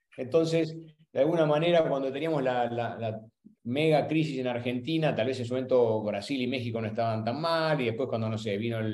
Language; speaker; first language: Spanish; native; Spanish